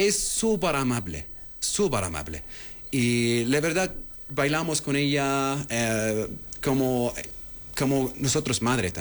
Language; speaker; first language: Spanish; non-native, learner; Arabic